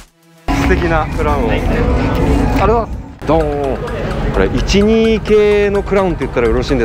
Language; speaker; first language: Japanese; native; Japanese